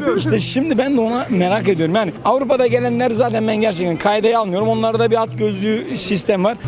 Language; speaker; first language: Turkish; native; Turkish